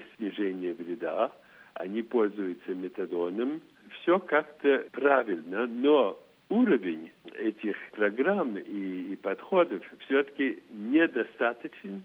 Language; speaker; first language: Russian; non-native, fluent; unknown